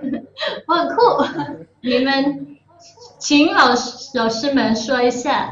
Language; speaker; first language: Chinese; non-native, fluent; Thai